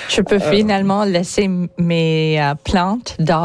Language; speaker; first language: French; non-native, learner; English